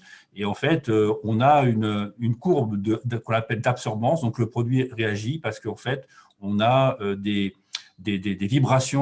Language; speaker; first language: French; native; French